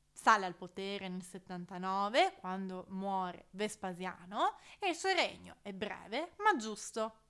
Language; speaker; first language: Italian; native; Italian